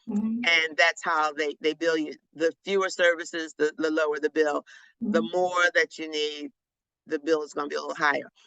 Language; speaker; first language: English; native; English